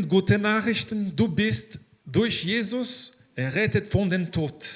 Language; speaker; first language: German; non-native, fluent; Portuguese